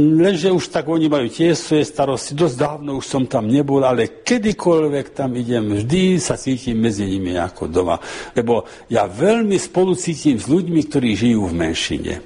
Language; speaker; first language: Slovak; non-native, local second language; Hungarian